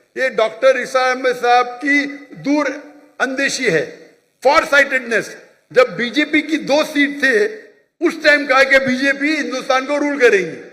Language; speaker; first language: Hindi; non-native, local second language; Konkani